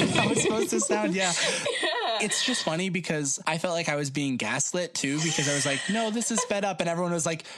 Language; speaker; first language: English; native; English